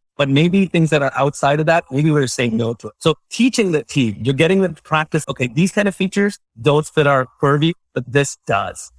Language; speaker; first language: English; non-native, local second language; Malayalam